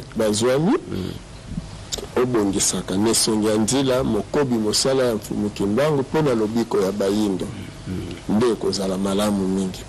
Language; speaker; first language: Lingala; non-native, local second language; Kongo